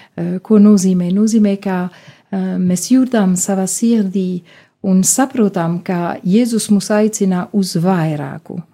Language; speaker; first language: Latvian; non-native, fluent; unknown